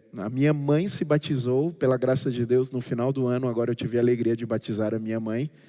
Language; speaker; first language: Portuguese; non-native, local second language; Kabuverdianu